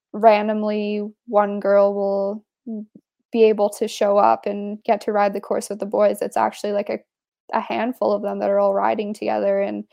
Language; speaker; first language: English; native; English